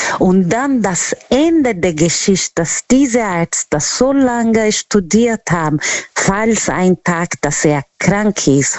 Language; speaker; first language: German; non-native, learner; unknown